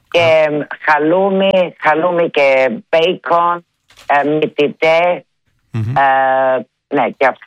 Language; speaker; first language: Greek; early bilingual, heritage; Greek